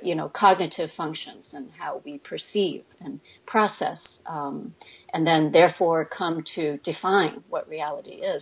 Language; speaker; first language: English; native; English